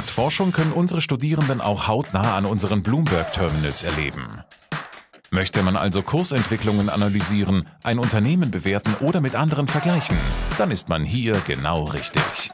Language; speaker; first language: German; native; German